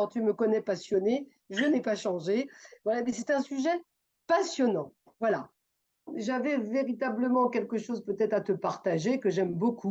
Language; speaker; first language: French; native; French